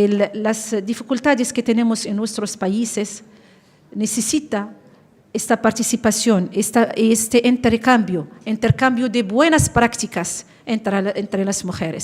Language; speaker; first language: Spanish; non-native, fluent; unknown